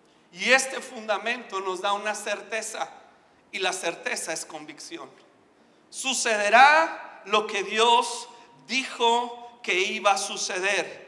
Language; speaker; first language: Spanish; native; Spanish